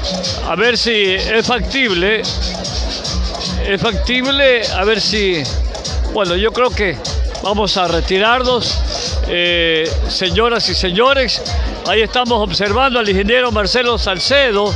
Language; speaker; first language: Spanish; native; Spanish